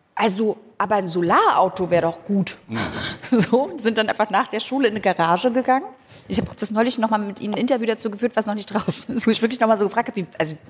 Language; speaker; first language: German; native; German